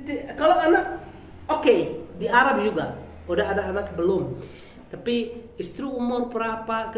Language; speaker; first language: Indonesian; non-native, learner; Arabic